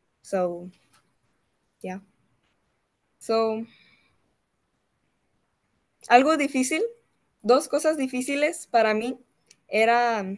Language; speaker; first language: Spanish; early bilingual, heritage; Spanish